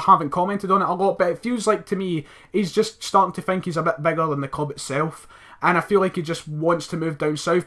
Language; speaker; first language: English; native; English